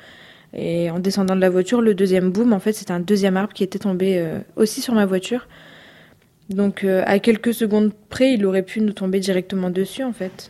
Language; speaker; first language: French; native; French